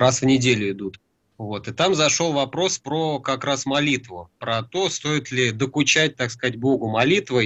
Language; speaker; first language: Russian; native; Russian